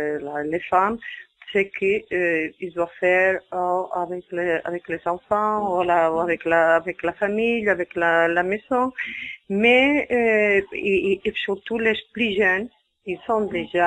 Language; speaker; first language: French; non-native, fluent; Spanish